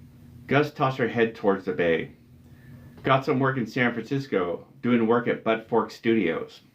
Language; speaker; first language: English; native; English